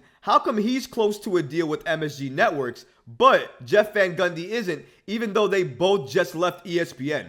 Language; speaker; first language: English; native; English